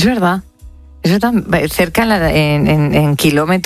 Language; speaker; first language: Spanish; native; Spanish